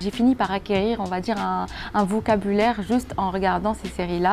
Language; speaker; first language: French; non-native, local second language; Arabic